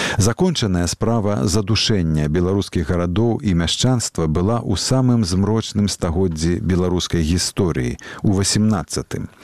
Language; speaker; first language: Belarusian; native; Belarusian